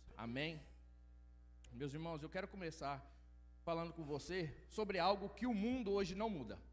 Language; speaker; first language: Portuguese; early bilingual, heritage; Portuguese